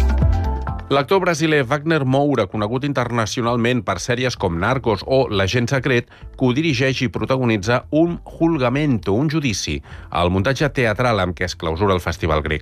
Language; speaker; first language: Catalan; native; Catalan